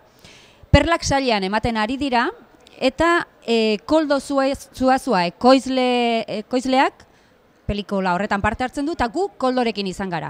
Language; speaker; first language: Basque; native; Basque